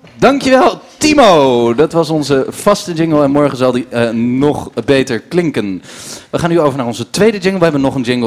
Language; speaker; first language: Dutch; native; Dutch